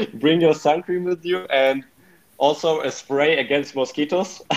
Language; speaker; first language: English; non-native, fluent; German